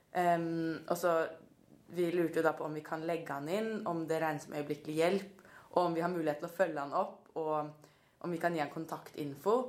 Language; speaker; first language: Norwegian; native; Norwegian